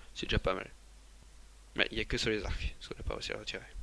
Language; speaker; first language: French; native; French